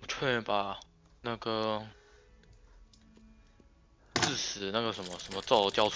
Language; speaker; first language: Chinese; native; Chinese